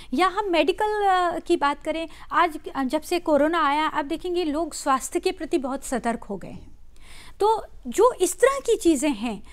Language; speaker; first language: Hindi; native; Hindi